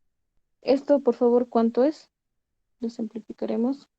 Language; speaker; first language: Spanish; native; Spanish